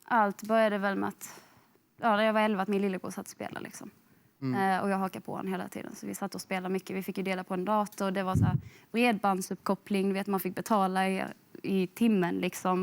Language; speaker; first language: Swedish; native; Swedish